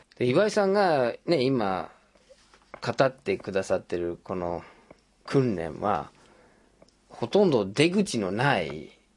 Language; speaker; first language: Japanese; non-native, fluent; English